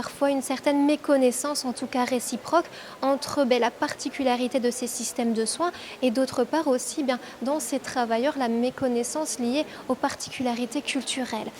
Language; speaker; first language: French; native; French